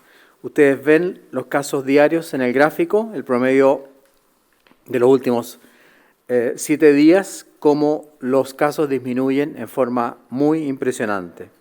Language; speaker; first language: Spanish; native; Spanish